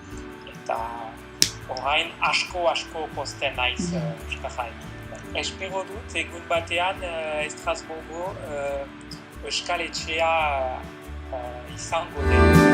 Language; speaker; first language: Basque; non-native, learner; French